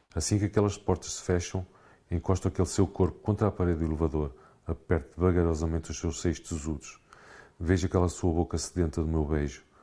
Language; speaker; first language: Portuguese; native; Portuguese